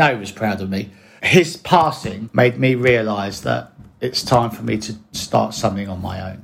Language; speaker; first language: English; native; English